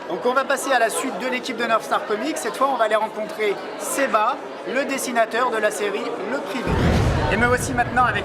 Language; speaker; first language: French; native; French